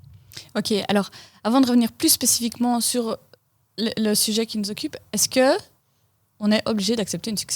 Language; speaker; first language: French; native; French